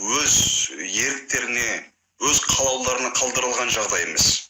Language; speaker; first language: Kazakh; non-native, fluent; Turkish